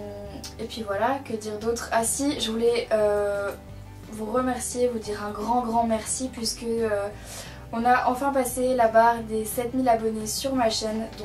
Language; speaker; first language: French; native; French